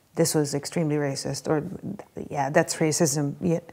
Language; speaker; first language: English; non-native, fluent; Hungarian